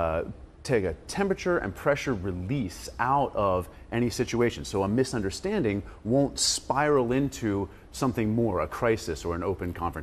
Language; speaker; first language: English; native; English